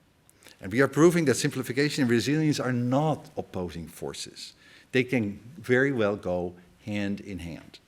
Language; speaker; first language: English; non-native, fluent; Dutch